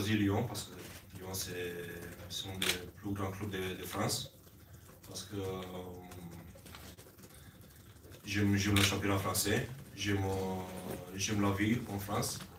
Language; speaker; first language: French; non-native, learner; Romanian